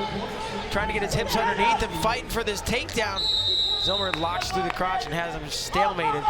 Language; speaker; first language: English; native; English